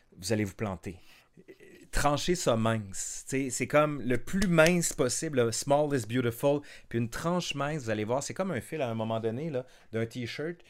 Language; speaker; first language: French; native; French